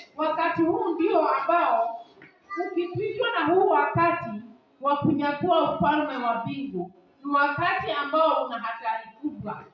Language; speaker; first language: Swahili; non-native, local second language; Kikuyu